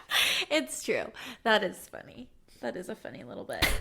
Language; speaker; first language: English; native; English